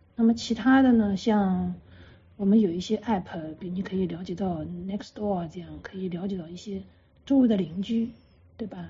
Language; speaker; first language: Chinese; native; Chinese